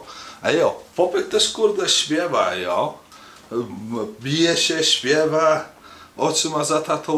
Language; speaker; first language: Polish; early bilingual, heritage; Polish